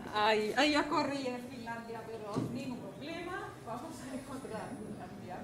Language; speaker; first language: Spanish; non-native, fluent; Finnish